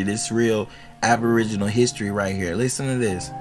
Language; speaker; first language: English; native; English